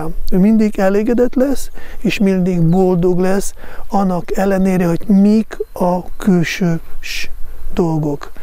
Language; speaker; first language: Hungarian; non-native, fluent; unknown